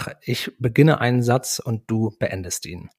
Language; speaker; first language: German; native; German